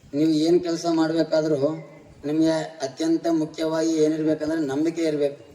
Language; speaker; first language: Kannada; non-native, fluent; Telugu